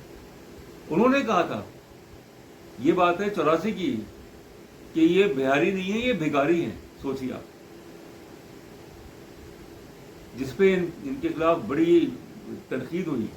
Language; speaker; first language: Urdu; native; Urdu